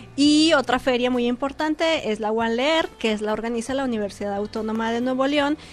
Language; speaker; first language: Spanish; native; Spanish